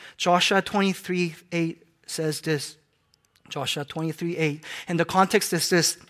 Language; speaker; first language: English; non-native, local second language; Korean